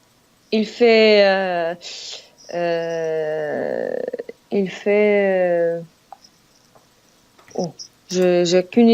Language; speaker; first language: French; non-native, fluent; Russian